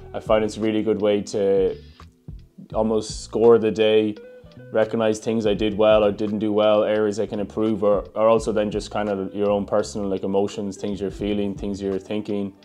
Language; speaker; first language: English; native; English